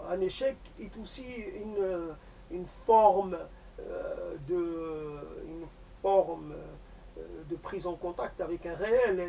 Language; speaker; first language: French; native; French